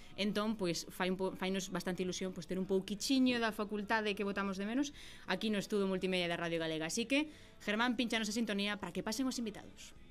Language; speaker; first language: Galician; native; Galician